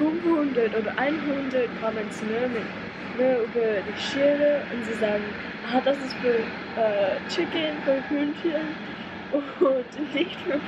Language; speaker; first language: German; non-native, learner; English